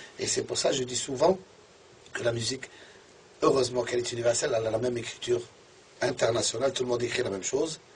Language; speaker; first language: French; non-native, local second language; Arabic